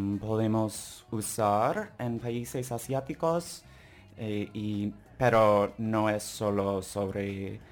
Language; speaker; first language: Spanish; non-native, learner; English